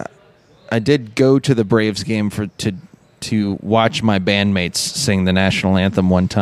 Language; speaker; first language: English; early bilingual, other home language; Russian